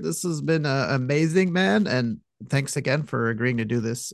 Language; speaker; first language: English; native; English